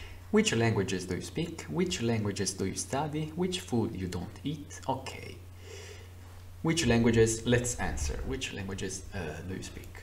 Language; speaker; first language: English; non-native, fluent; Italian